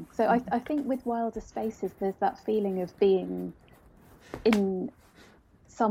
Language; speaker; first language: English; native; English